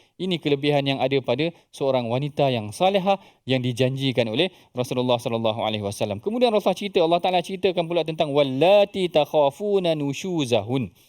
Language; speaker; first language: Malay; native; Malay